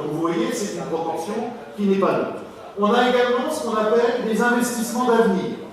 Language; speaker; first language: French; native; French